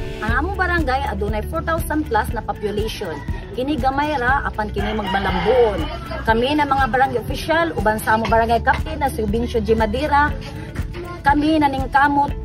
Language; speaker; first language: Cebuano; non-native, local second language; Surigaonon